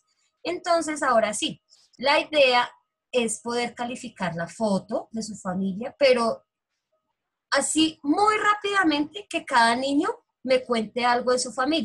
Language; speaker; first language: Spanish; native; Spanish